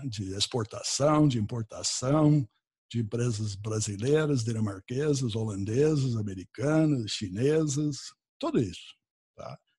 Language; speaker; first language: Portuguese; non-native, fluent; English